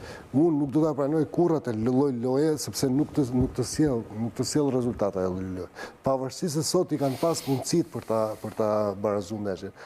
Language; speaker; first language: Albanian; native; Albanian